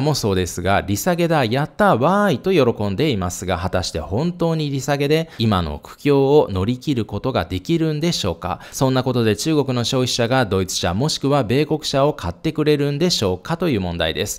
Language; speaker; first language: Japanese; native; Japanese